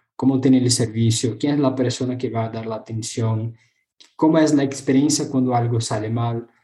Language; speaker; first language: Spanish; non-native, fluent; Portuguese